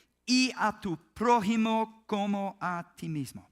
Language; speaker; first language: Spanish; non-native, learner; English